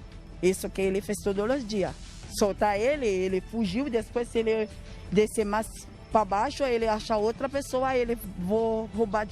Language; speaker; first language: Portuguese; non-native, learner; Haitian Creole